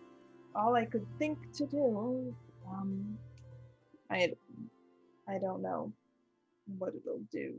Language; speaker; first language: English; native; English